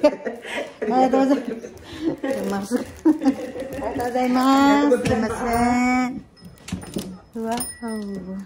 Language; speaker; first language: Japanese; non-native, learner; Filipino